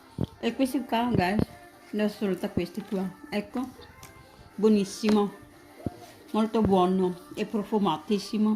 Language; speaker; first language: Italian; non-native, learner; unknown